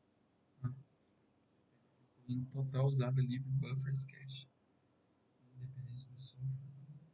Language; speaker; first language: Portuguese; native; Portuguese